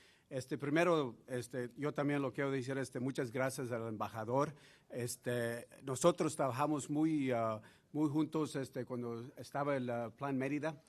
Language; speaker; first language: Spanish; early bilingual, heritage; Spanish